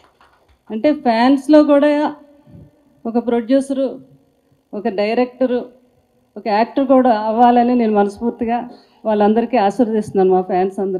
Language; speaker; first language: Telugu; native; Telugu